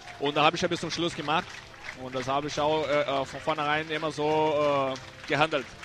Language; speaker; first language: German; non-native, fluent; Portuguese